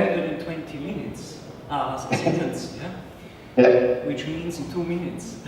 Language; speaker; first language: English; non-native, fluent; French